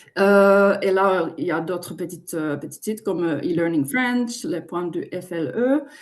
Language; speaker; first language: French; non-native, fluent; Finnish